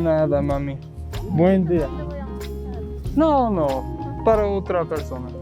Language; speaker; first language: Spanish; non-native, learner; English